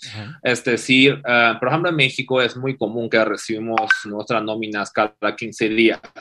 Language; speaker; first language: Spanish; non-native, fluent; Chinese